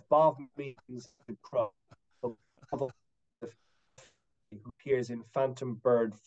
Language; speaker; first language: English; native; English